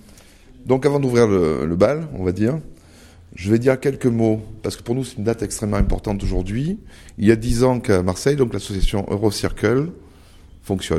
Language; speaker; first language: French; native; French